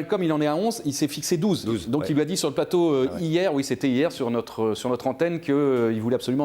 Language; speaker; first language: French; native; French